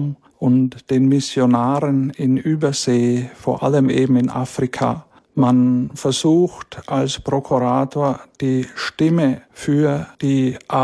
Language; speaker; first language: German; native; German